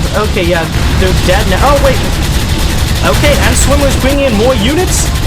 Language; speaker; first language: English; native; English